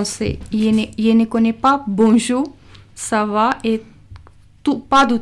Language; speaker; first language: French; non-native, learner; Urdu